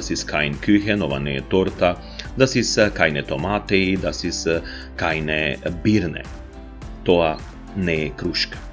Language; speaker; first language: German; non-native, fluent; Macedonian